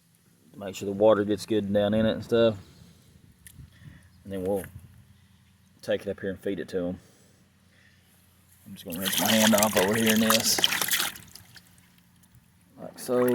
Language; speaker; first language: English; native; English